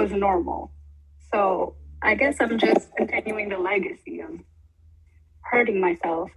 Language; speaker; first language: English; non-native, local second language; Filipino